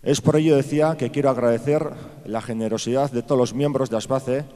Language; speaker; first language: Spanish; non-native, local second language; Basque